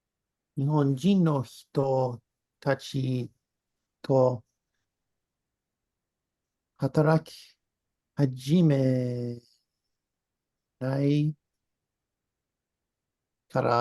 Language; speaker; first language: Japanese; non-native, learner; English